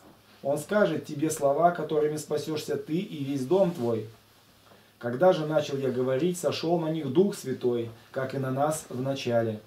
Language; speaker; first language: Russian; native; Russian